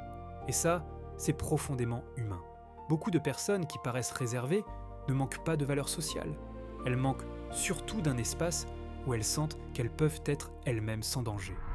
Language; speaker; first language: French; native; French